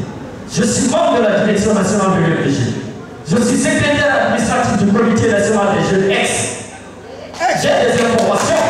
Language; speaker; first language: French; non-native, local second language; Fula